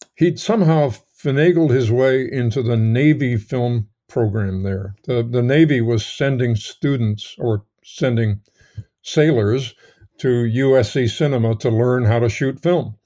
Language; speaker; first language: English; native; English